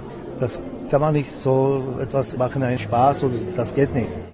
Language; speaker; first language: German; non-native, learner; Czech